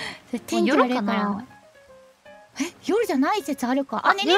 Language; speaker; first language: Japanese; native; Japanese